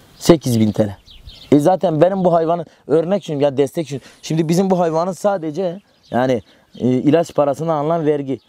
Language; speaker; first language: Turkish; non-native, local second language; Kurdish